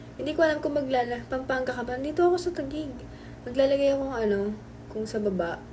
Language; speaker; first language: Filipino; native; Filipino